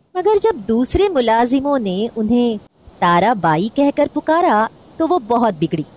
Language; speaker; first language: Urdu; non-native, local second language; Marathi